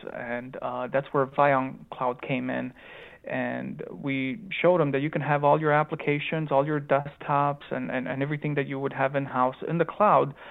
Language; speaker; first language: English; early bilingual, other home language; Romanian